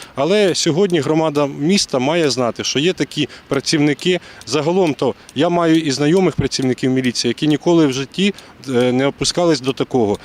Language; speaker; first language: Ukrainian; native; Ukrainian